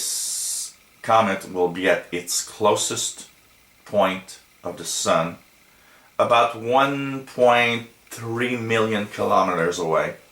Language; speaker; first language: English; non-native, local second language; French